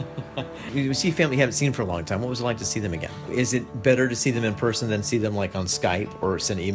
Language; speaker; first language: English; native; English